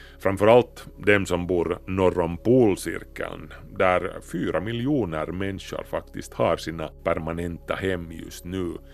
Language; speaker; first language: Swedish; native; Swedish